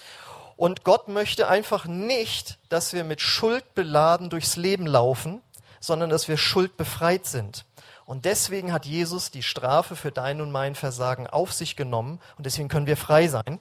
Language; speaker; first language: German; native; German